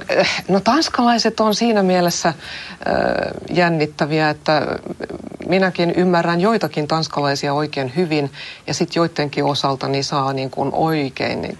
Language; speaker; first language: Finnish; non-native, local second language; Swedish